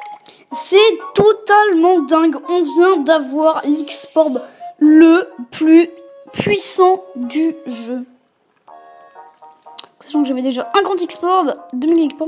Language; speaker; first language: French; native; French